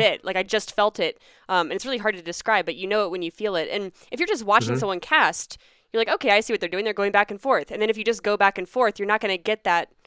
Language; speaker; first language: English; native; English